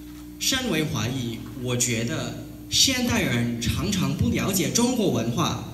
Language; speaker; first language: Chinese; non-native, learner; Cantonese